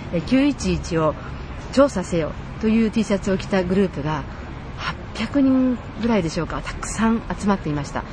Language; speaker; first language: Japanese; native; Japanese